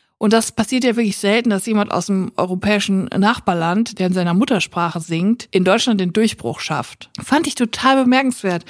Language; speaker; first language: German; native; German